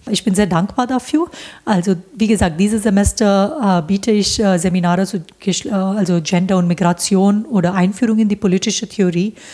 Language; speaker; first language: German; non-native, fluent; Hindi